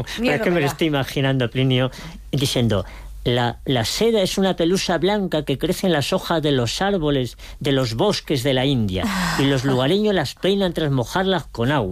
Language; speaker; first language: Spanish; native; Spanish